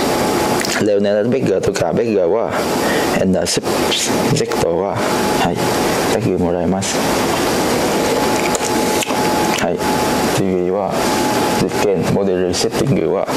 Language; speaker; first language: Japanese; non-native, learner; Cantonese